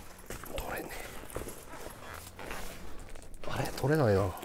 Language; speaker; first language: Japanese; native; Japanese